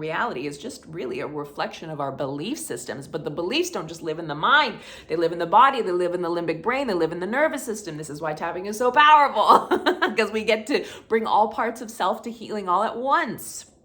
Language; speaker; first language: English; native; English